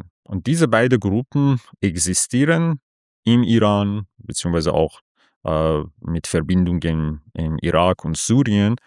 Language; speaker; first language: German; non-native, fluent; Persian